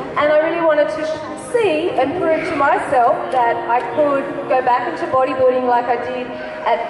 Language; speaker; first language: English; native; English